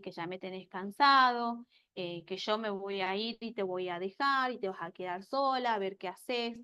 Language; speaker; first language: Spanish; native; Spanish